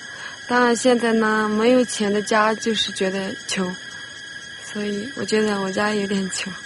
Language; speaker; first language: Chinese; non-native, local second language; Tibetan